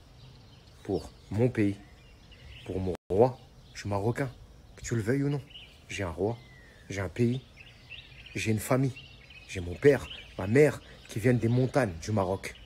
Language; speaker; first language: French; native; French